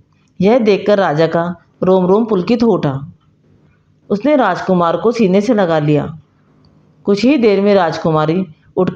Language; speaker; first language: Hindi; native; Hindi